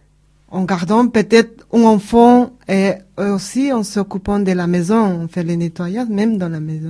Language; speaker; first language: French; non-native, learner; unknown